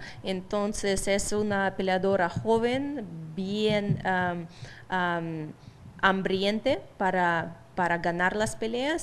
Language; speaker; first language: Spanish; non-native, fluent; Russian